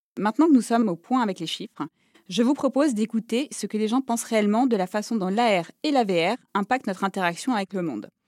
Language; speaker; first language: French; native; French